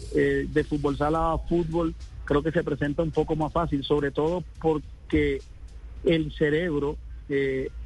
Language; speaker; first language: Spanish; native; Spanish